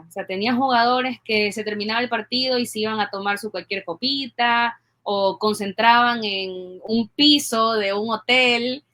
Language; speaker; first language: Spanish; native; Spanish